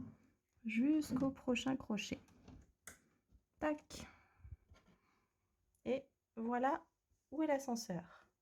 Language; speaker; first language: French; native; French